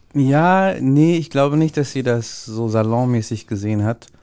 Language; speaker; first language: German; early bilingual, other home language; Russian